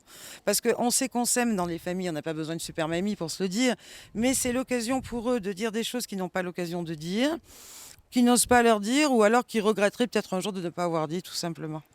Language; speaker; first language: French; native; French